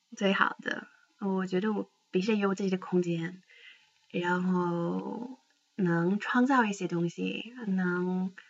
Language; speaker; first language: Chinese; non-native, fluent; English